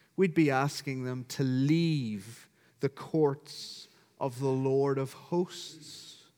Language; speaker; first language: English; native; English